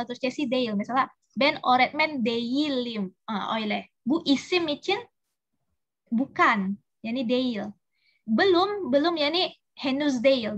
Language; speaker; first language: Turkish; non-native, learner; Indonesian